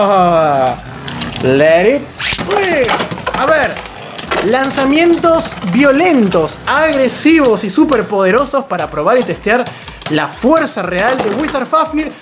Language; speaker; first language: Spanish; native; Spanish